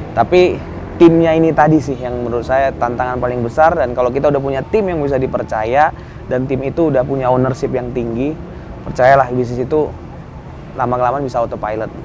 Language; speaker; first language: Indonesian; early bilingual, other home language; Spanish